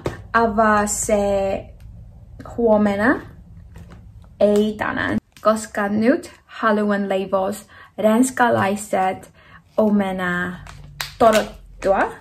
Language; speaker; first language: Finnish; non-native, learner; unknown